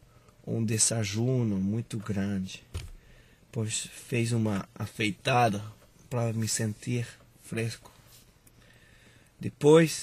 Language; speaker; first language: Portuguese; non-native, learner; Spanish